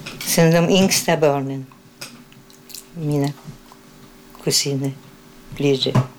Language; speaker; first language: Swedish; non-native, fluent; Polish